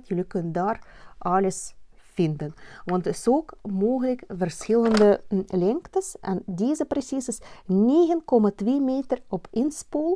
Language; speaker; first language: Dutch; non-native, learner; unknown